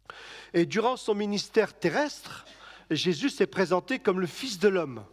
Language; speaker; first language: French; native; French